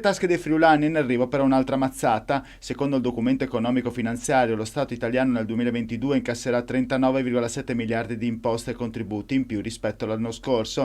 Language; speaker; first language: Italian; native; Italian